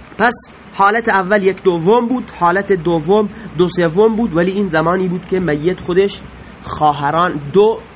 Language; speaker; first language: Persian; native; Persian